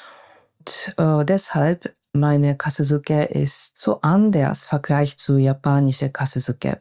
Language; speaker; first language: German; non-native, fluent; Japanese